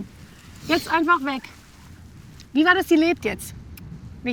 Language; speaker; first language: German; native; German